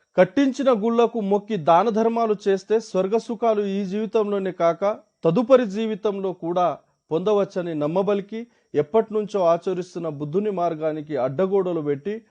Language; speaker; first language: Telugu; non-native, local second language; Marathi